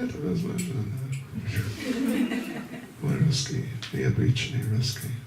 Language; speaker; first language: Russian; non-native, learner; English